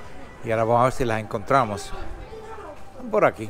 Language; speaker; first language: Spanish; native; Spanish